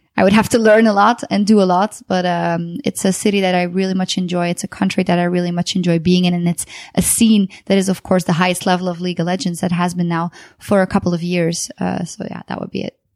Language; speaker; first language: English; non-native, fluent; Dutch